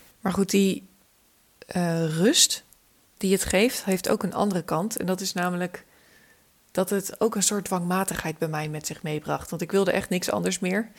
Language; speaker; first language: Dutch; native; Dutch